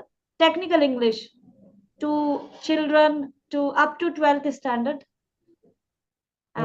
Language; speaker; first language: English; non-native, local second language; Hindi